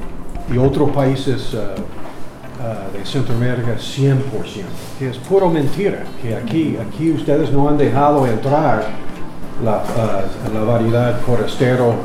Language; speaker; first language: Spanish; non-native, learner; English